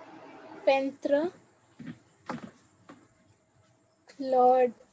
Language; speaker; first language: French; non-native, learner; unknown